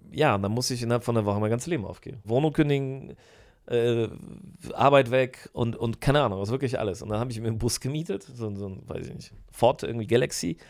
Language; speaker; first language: German; native; German